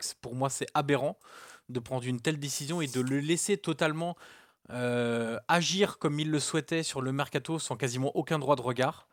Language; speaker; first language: French; native; French